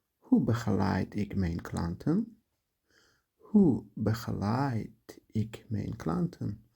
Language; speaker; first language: Dutch; non-native, learner; Turkish